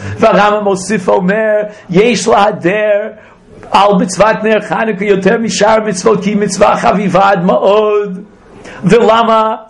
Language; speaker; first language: Hebrew; non-native, fluent; English